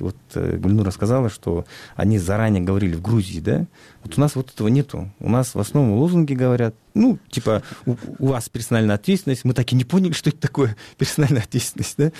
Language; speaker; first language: Russian; non-native, local second language; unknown